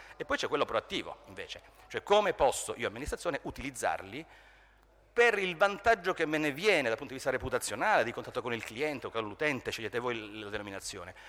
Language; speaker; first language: Italian; native; Italian